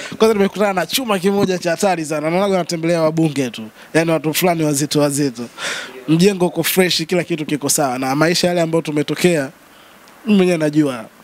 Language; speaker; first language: Swahili; native; Swahili